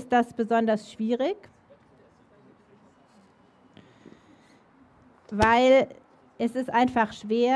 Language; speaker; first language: German; native; German